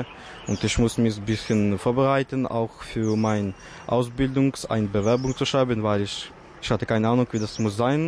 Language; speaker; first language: German; non-native, fluent; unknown